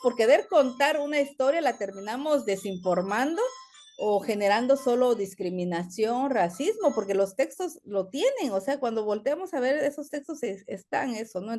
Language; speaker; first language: Spanish; native; Spanish